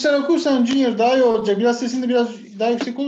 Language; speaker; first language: Turkish; native; Turkish